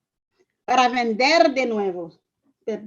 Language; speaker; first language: Spanish; non-native, fluent; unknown